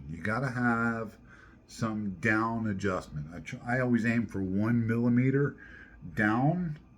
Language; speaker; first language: English; native; English